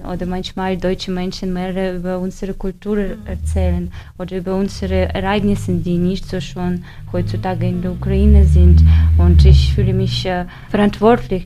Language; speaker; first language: German; non-native, learner; Ukrainian